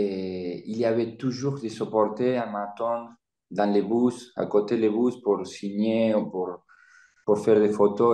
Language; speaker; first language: French; non-native, fluent; Spanish